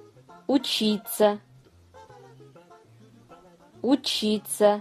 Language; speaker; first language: Russian; non-native, fluent; Kazakh